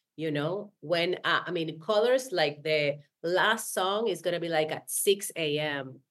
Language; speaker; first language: English; non-native, fluent; Spanish